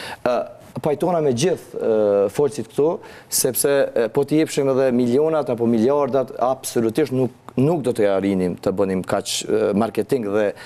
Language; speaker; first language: Albanian; native; Albanian